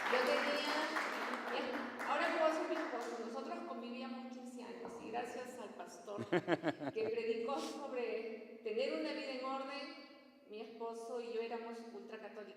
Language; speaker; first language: Spanish; native; Spanish